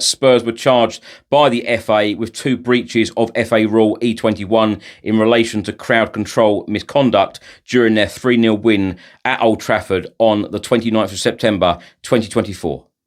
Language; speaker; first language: English; native; English